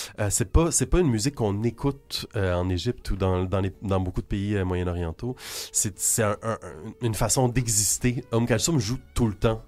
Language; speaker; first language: French; native; French